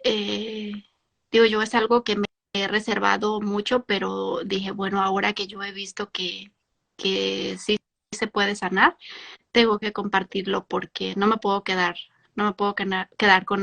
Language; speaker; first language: Spanish; native; Spanish